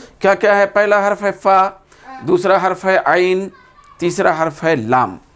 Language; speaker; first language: Urdu; native; Urdu